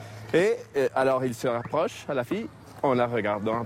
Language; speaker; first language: French; non-native, fluent; Spanish